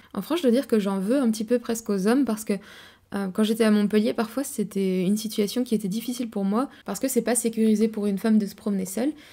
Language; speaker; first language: French; native; French